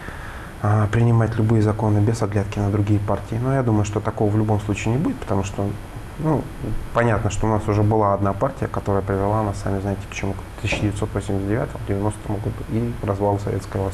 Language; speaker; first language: Russian; native; Russian